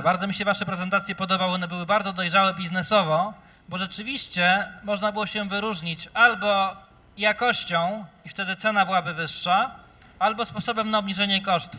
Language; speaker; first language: Polish; native; Polish